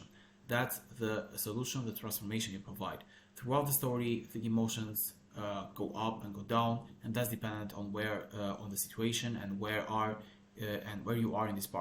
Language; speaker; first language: English; non-native, fluent; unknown